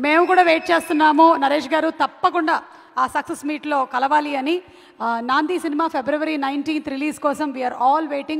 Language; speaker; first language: Telugu; native; Telugu